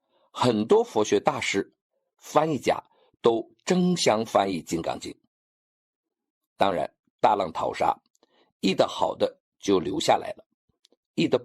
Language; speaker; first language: Chinese; native; Chinese